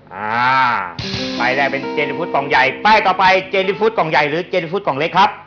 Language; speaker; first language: Thai; native; Thai